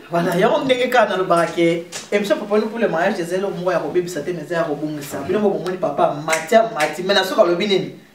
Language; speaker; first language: Lingala; native; Lingala